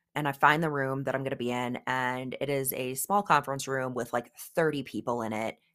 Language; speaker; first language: English; native; English